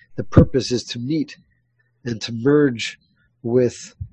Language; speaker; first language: English; early bilingual, other home language; Spanish